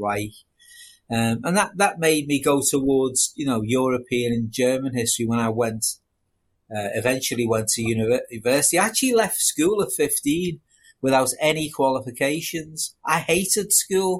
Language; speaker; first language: English; native; English